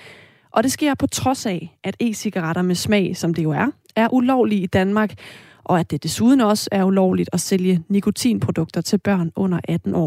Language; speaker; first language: Danish; native; Danish